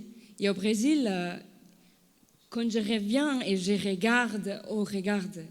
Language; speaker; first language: French; non-native, learner; Portuguese